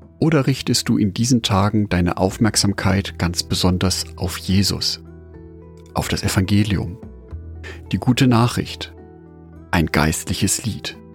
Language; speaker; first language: German; native; German